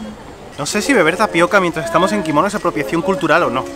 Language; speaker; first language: Spanish; native; Spanish